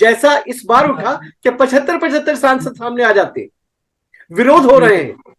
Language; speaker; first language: Hindi; native; Hindi